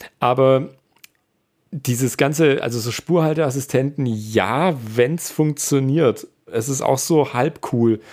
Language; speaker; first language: German; native; German